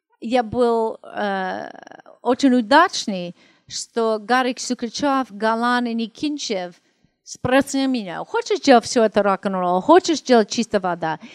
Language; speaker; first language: Russian; non-native, learner; English